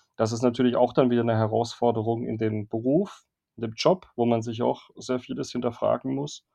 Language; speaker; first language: German; native; German